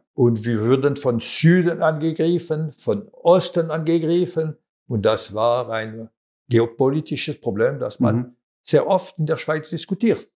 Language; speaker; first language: German; non-native, local second language; French